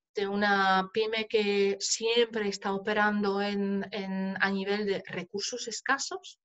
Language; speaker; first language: Spanish; non-native, fluent; Polish